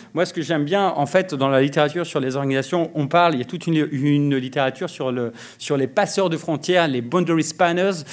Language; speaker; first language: French; native; French